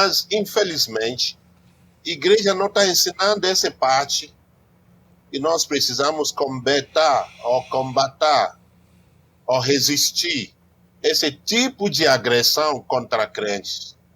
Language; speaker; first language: Portuguese; non-native, learner; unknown